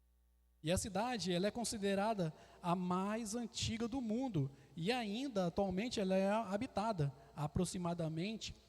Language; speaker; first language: Portuguese; native; Portuguese